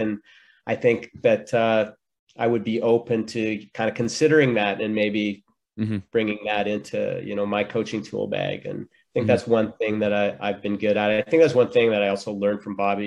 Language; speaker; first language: English; native; English